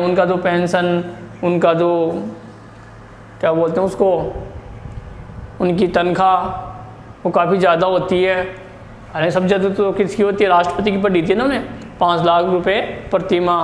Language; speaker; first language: Hindi; native; Hindi